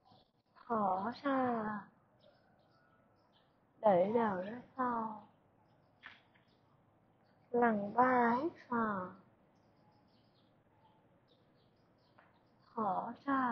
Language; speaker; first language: Vietnamese; native; Vietnamese